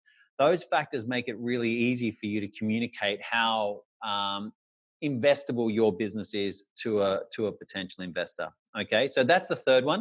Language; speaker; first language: English; native; English